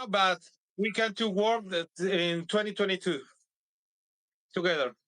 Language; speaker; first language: English; non-native, learner; Spanish